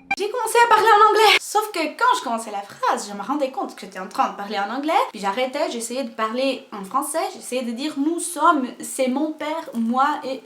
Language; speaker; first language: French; non-native, fluent; Portuguese